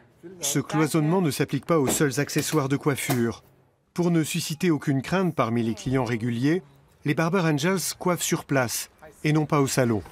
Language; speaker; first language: French; native; French